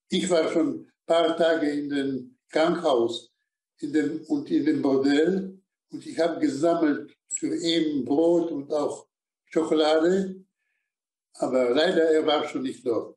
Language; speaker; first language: German; non-native, fluent; Slovak